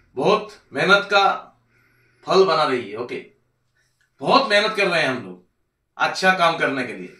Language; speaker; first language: Hindi; non-native, local second language; Bangla